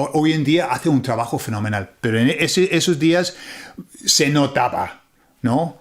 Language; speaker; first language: Spanish; non-native, fluent; English